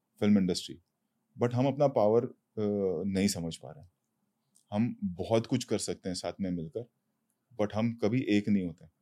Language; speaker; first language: Hindi; native; Hindi